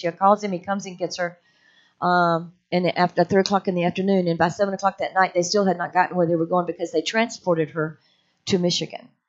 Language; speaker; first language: English; native; English